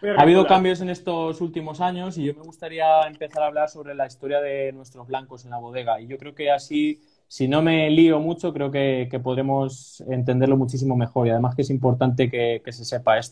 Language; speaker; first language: Spanish; native; Spanish